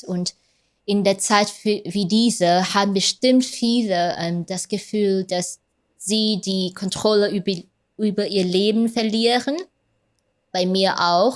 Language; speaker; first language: German; non-native, fluent; Vietnamese